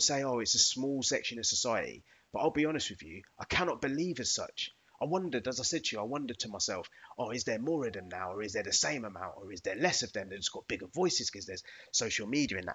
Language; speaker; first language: English; native; English